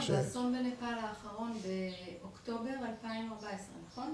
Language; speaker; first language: Hebrew; native; Hebrew